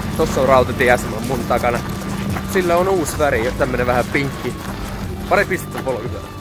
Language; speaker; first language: Finnish; non-native, fluent; Russian